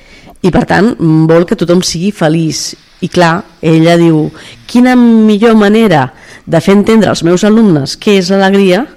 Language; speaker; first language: Catalan; native; Catalan